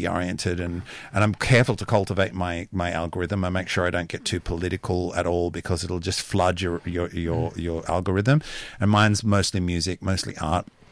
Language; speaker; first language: English; native; English